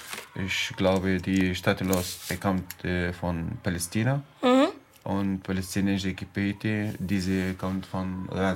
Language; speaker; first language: German; non-native, learner; Arabic